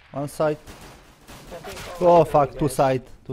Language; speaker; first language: English; non-native, learner; Polish